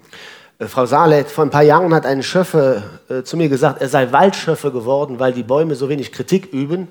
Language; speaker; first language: German; native; German